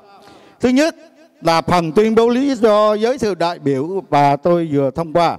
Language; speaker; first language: Vietnamese; native; Vietnamese